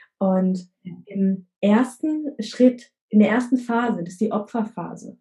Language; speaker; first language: German; early bilingual, other home language; Vietnamese